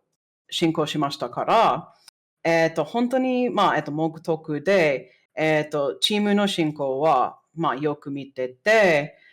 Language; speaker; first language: Japanese; non-native, fluent; English